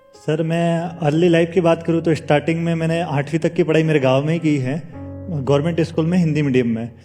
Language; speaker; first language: Hindi; native; Hindi